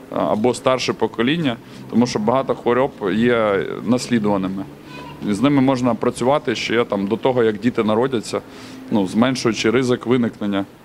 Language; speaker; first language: Ukrainian; native; Ukrainian